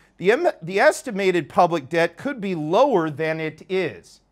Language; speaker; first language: English; native; English